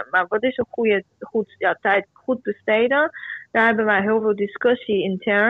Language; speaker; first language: Dutch; non-native, fluent; Chinese